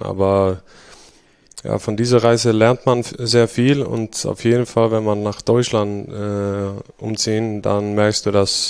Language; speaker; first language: German; non-native, fluent; Swedish